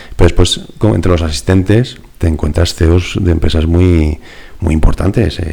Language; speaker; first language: Spanish; native; Spanish